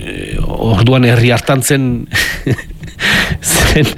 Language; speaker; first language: Basque; native; Basque